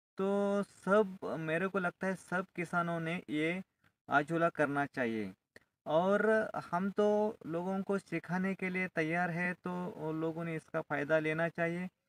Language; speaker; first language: Hindi; non-native, local second language; Marathi